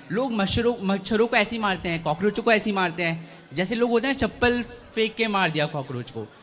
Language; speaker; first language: Hindi; native; Hindi